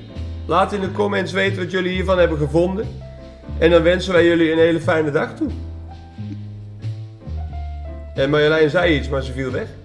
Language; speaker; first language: Dutch; native; Dutch